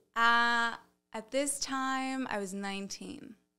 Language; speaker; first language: English; early bilingual, other home language; Spanish